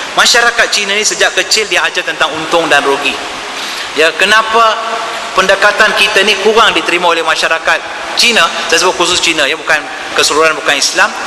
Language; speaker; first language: Malay; non-native, local second language; Tamil